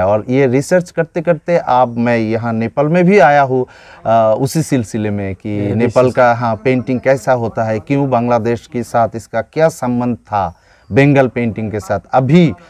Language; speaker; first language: Hindi; non-native, fluent; Bangla